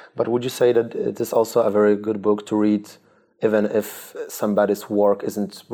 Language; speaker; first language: English; non-native, fluent; Polish